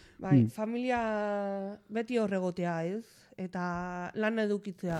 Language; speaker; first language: Basque; non-native, local second language; Spanish